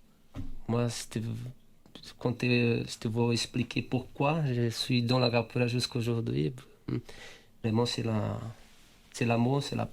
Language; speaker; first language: French; non-native, fluent; Portuguese